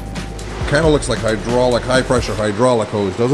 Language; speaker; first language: English; native; English